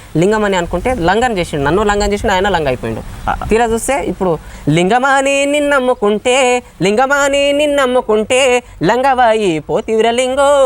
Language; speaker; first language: Telugu; non-native, local second language; Lambadi